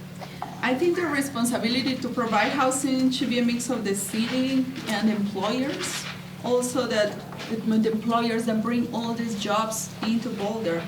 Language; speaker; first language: English; non-native, fluent; Spanish